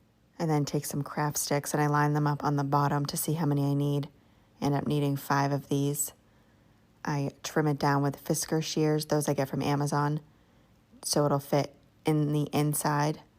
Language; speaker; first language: English; native; English